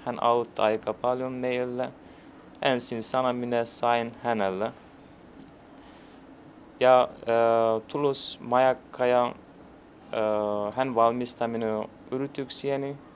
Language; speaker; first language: Finnish; non-native, learner; Turkish